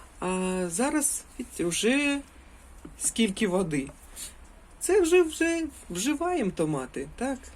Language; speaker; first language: Ukrainian; native; Ukrainian